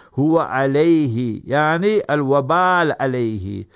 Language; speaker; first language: Arabic; non-native, fluent; English